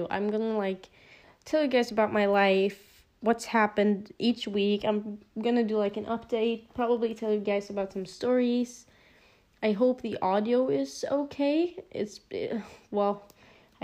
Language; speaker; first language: English; non-native, fluent; Norwegian